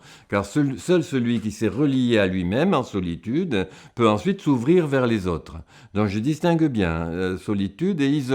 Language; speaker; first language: French; native; French